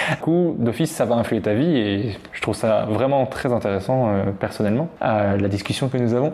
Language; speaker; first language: French; native; French